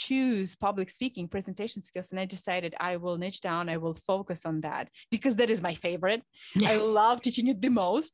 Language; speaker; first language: English; non-native, fluent; Ukrainian